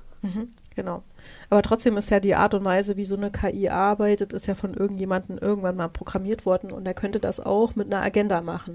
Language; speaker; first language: German; native; German